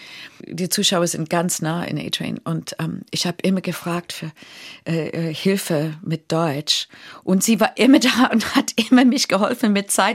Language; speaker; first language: German; non-native, fluent; English